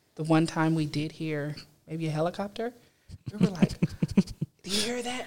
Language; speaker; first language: English; native; English